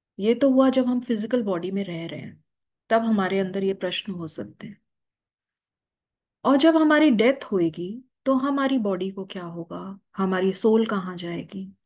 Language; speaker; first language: Hindi; native; Hindi